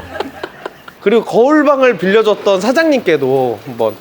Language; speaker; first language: Korean; native; Korean